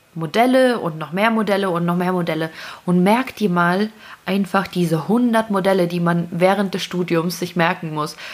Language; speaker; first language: German; early bilingual, other home language; Russian